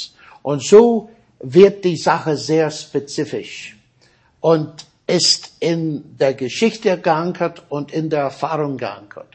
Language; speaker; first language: German; non-native, fluent; English